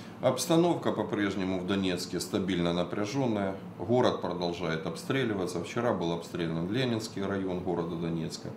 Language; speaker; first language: Russian; native; Russian